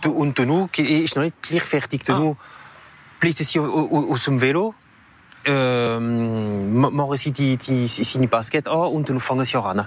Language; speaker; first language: German; non-native, local second language; French